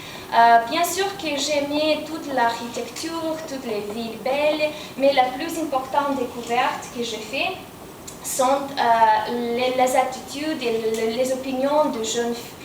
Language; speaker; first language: French; non-native, fluent; Romanian